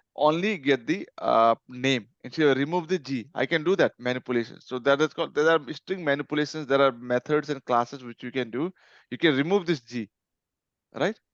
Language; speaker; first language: English; non-native, local second language; Nepali